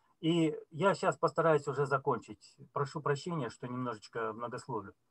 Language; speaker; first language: Russian; native; Russian